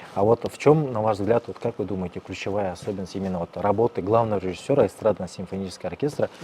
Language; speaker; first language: Russian; non-native, local second language; Kazakh